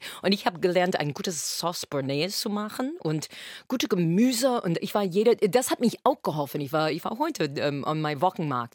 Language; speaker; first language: German; non-native, fluent; English